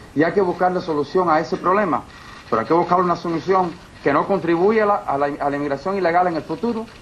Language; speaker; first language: Spanish; early bilingual, heritage; Spanish